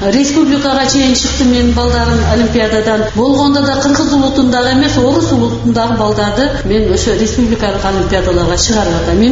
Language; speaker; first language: Kyrgyz; non-native, local second language; Karachay-Balkar